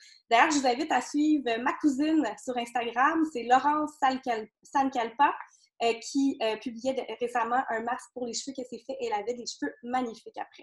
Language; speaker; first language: French; native; French